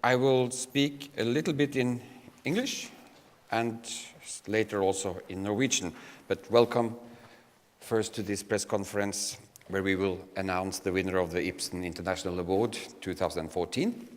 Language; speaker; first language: English; non-native, fluent; Norwegian